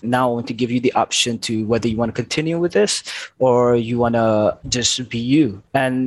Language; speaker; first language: English; non-native, local second language; Malay